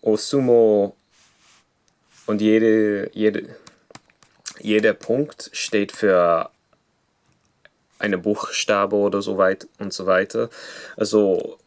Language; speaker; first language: German; non-native, fluent; English